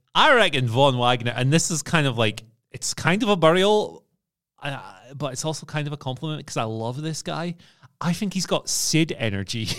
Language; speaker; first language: English; native; English